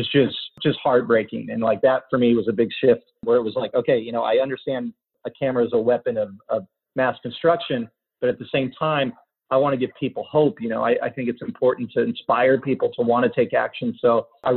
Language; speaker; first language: English; native; English